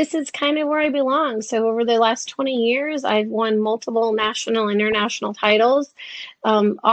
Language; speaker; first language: English; native; English